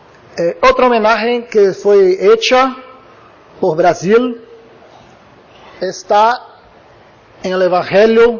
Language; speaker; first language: Spanish; non-native, learner; Portuguese